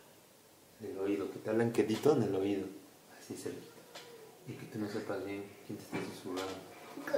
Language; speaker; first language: Spanish; native; Spanish